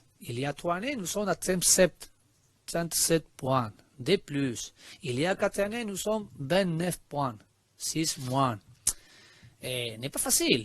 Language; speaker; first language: French; non-native, learner; Spanish